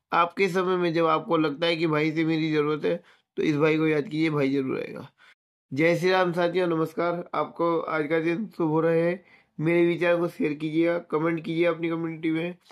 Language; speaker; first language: Hindi; native; Hindi